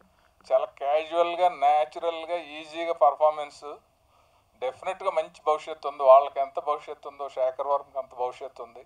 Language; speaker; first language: Telugu; native; Telugu